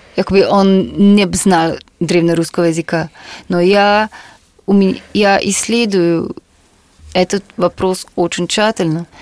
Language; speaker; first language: Russian; non-native, fluent; Slovenian